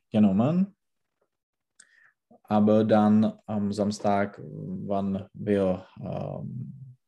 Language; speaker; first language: German; non-native, learner; Czech